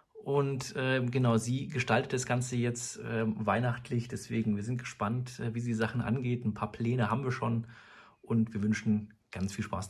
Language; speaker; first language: German; native; German